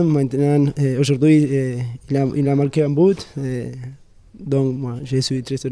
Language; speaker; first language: French; non-native, learner; Spanish